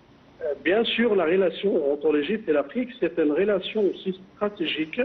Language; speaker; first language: French; non-native, fluent; Arabic